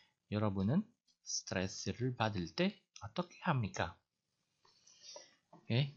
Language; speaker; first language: Korean; non-native, fluent; Indonesian